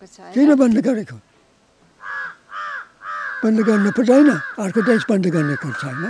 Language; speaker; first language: Nepali; non-native, learner; English